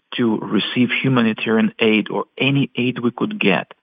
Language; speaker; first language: English; non-native, fluent; Russian